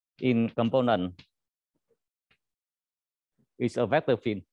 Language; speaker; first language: English; non-native, learner; Vietnamese